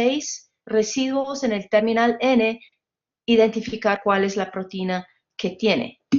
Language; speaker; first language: Spanish; non-native, fluent; English